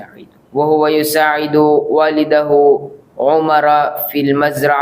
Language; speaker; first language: Arabic; non-native, learner; Filipino